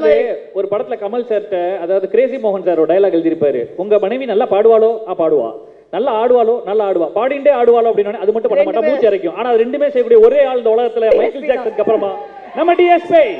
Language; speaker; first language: Tamil; native; Tamil